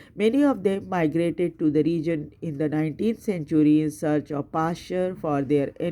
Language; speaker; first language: English; non-native, local second language; Hindi